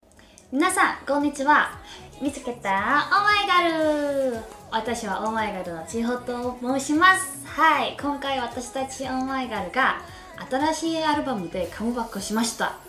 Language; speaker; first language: Japanese; non-native, learner; Korean